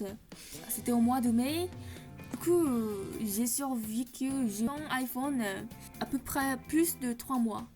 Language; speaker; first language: French; non-native, learner; Japanese